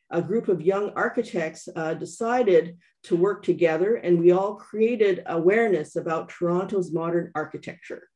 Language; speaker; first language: English; native; English